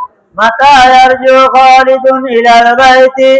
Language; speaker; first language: Arabic; non-native, learner; Bangla